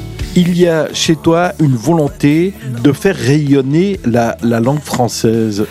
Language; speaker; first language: French; native; French